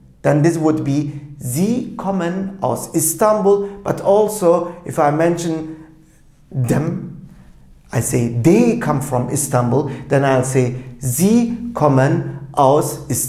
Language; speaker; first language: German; non-native, fluent; Turkish